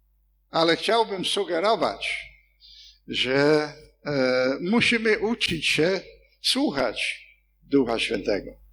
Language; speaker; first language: Polish; non-native, fluent; English